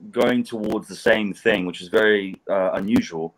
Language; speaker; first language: English; native; English